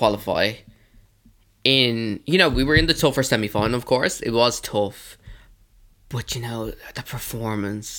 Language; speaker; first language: English; native; English